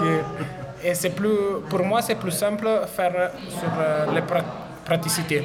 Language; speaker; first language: French; non-native, learner; Italian